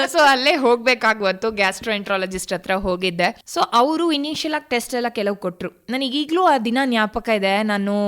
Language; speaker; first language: Kannada; non-native, local second language; Tulu